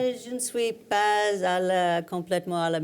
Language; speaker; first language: French; non-native, learner; English